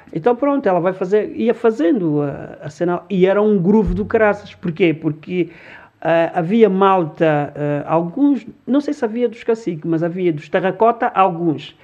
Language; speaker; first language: Portuguese; early bilingual, other home language; Lingala